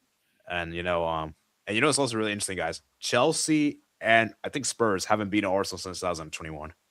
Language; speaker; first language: English; native; English